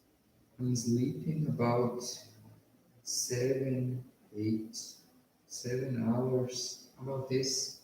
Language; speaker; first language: English; non-native, learner; Portuguese